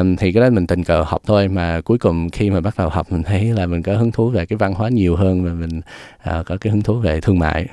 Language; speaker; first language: Vietnamese; early bilingual, heritage; Vietnamese